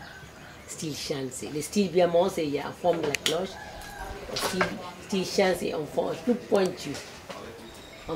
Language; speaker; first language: French; non-native, local second language; Burmese